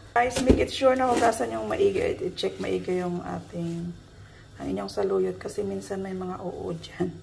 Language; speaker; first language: Filipino; non-native, local second language; Hiligaynon